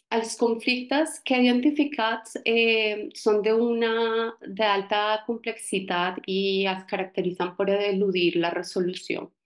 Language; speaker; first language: Catalan; non-native, fluent; Spanish